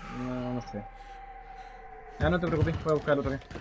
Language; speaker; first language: Spanish; native; Spanish